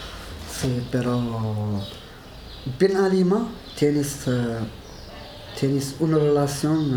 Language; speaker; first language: Spanish; non-native, learner; Arabic